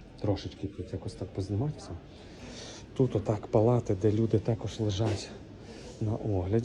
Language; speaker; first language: Ukrainian; native; Ukrainian